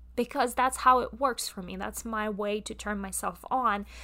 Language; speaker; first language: English; non-native, fluent; Russian